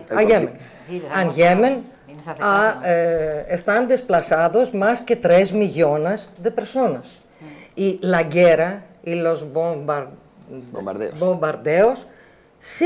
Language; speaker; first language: Spanish; non-native, learner; Greek